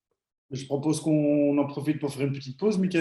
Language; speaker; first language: French; native; French